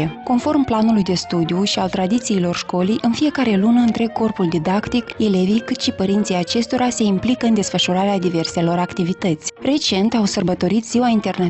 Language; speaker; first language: Romanian; native; Romanian